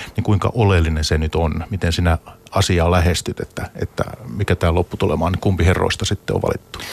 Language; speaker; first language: Finnish; native; Finnish